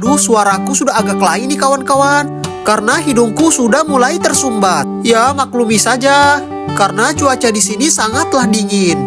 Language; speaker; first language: Indonesian; native; Indonesian